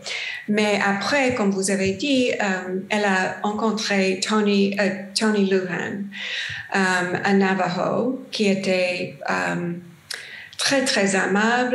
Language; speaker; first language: French; non-native, learner; English